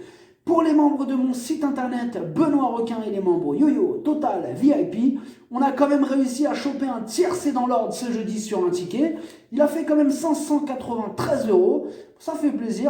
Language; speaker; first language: French; native; French